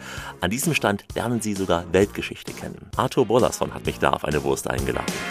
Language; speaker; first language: German; native; German